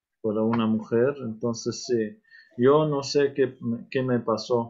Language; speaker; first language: Spanish; non-native, fluent; Arabic